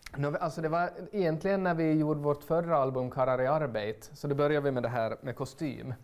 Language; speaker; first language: Swedish; native; Swedish